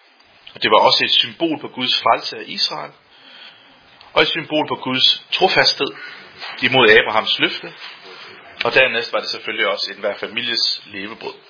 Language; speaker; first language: Danish; native; Danish